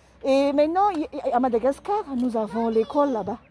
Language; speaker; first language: French; non-native, local second language; Malagasy